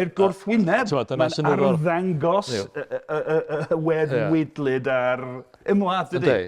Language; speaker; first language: Welsh; non-native, fluent; English